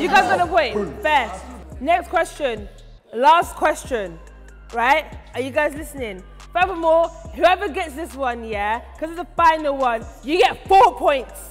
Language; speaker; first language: English; early bilingual, other home language; French